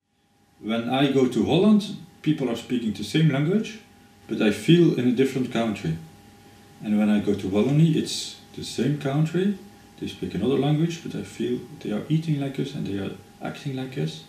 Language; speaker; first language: English; non-native, fluent; Dutch